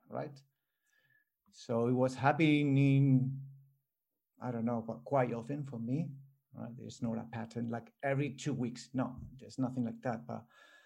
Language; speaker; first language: English; non-native, fluent; Spanish